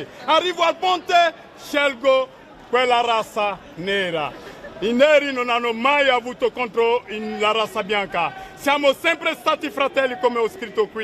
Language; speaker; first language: Italian; non-native, fluent; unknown